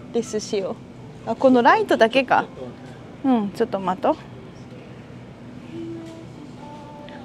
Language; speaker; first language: Japanese; native; Japanese